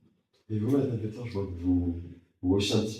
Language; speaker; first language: French; native; French